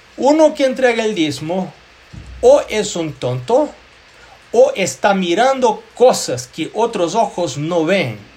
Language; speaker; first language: Spanish; non-native, fluent; Portuguese